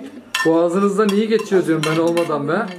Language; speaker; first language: Turkish; native; Turkish